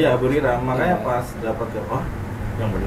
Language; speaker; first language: Indonesian; native; Indonesian